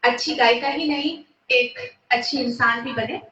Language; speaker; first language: Hindi; non-native, local second language; Bangla